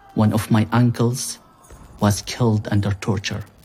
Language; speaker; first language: English; non-native, fluent; Arabic